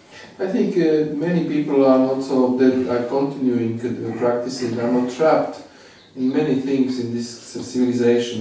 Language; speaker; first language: English; non-native, learner; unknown